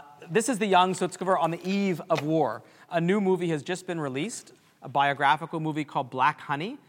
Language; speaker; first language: English; native; English